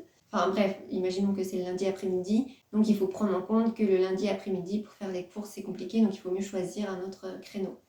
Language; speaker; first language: French; native; French